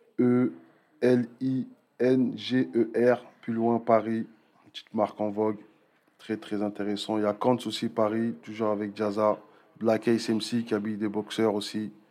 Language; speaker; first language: French; native; French